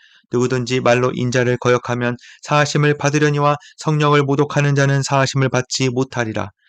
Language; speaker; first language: Korean; native; Korean